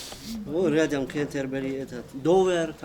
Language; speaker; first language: Russian; non-native, local second language; Tajik